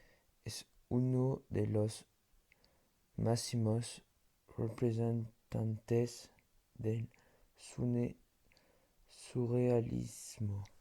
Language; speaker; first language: Spanish; non-native, learner; French